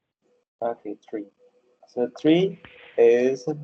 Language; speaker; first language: English; non-native, fluent; Spanish